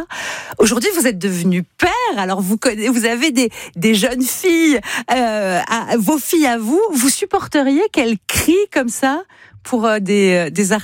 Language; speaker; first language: French; native; French